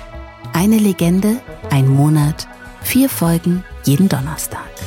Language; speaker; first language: German; native; German